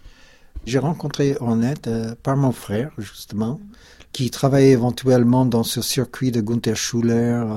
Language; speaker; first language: French; non-native, fluent; English